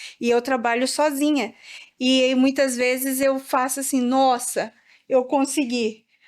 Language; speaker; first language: Portuguese; native; Portuguese